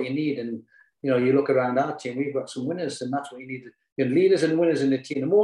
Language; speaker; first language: English; native; English